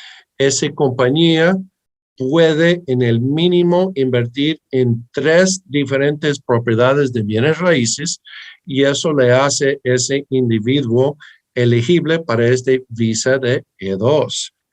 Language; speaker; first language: Spanish; early bilingual, heritage; English